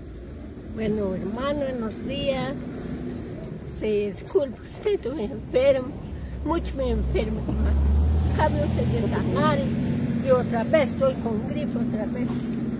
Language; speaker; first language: Spanish; non-native, local second language; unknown